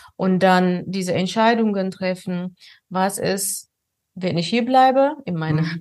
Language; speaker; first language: German; non-native, fluent; Amharic